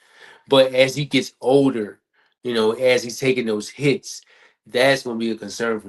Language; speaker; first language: English; native; English